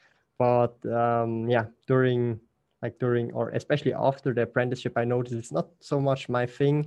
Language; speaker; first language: English; non-native, fluent; Swiss German